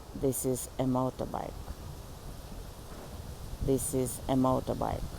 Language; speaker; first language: English; non-native, fluent; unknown